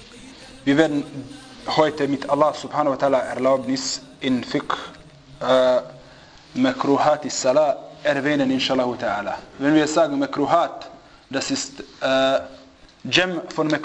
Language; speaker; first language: German; non-native, fluent; Arabic